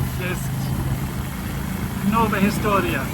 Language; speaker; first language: Polish; non-native, learner; English